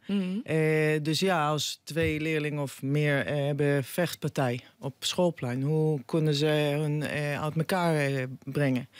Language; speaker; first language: Dutch; non-native, fluent; Hebrew